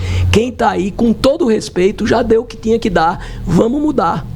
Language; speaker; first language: Portuguese; native; Portuguese